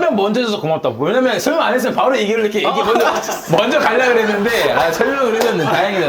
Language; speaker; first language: Korean; early bilingual, other home language; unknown